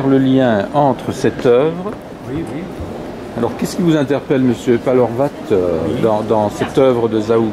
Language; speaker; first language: French; native; French